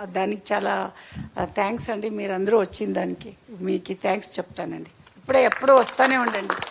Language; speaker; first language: Telugu; non-native, local second language; Kannada